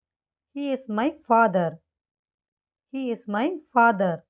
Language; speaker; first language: English; non-native, local second language; Tamil